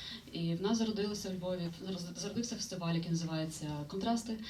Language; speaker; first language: Ukrainian; native; Ukrainian